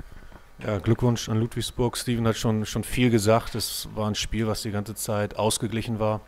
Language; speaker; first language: German; native; German